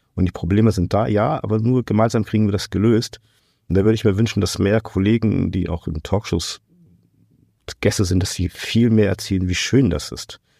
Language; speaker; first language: German; non-native, fluent; Portuguese